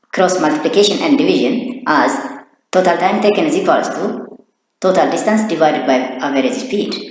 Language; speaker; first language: English; non-native, local second language; Amharic